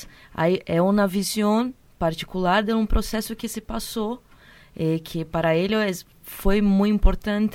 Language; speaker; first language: Spanish; non-native, learner; Portuguese